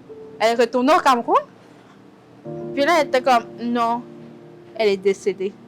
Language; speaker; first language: French; native; French